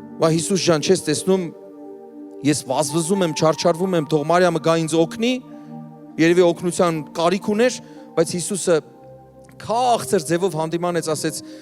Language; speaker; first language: Armenian; native; Armenian